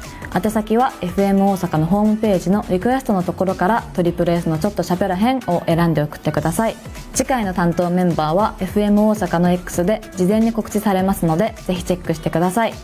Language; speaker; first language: Japanese; native; Japanese